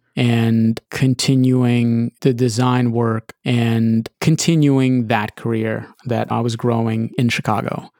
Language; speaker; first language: English; early bilingual, other home language; Russian